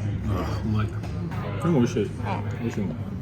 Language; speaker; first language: Japanese; non-native, fluent; French